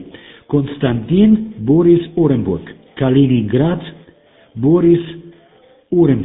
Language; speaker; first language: Russian; non-native, learner; German